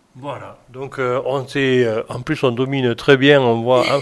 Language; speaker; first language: French; native; French